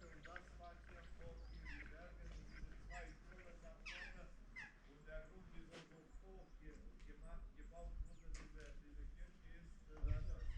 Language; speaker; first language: German; non-native, fluent; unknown